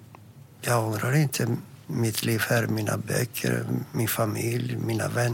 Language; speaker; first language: Swedish; non-native, fluent; Greek